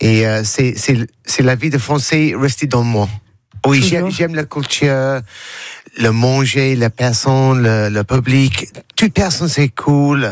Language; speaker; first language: French; non-native, learner; English